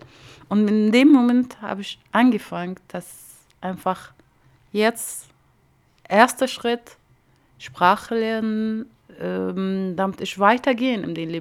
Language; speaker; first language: German; non-native, learner; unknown